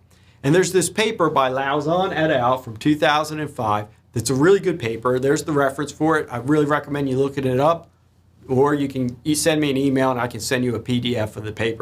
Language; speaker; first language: English; native; English